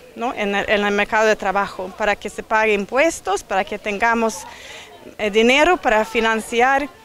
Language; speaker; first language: Spanish; non-native, fluent; Swedish